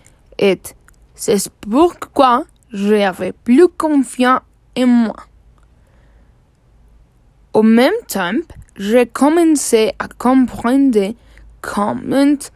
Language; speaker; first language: French; non-native, learner; Spanish